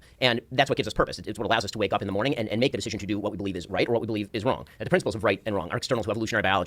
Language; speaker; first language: English; native; English